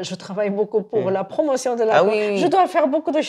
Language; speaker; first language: French; non-native, fluent; Korean